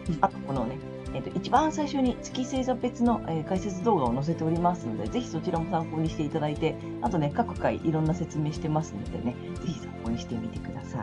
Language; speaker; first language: Japanese; native; Japanese